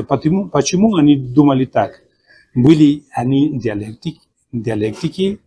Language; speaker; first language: Russian; non-native, fluent; Spanish